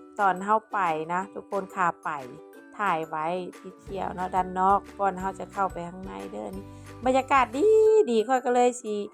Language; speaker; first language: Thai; non-native, local second language; Lao